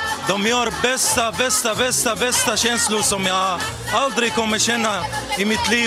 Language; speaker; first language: Swedish; non-native, learner; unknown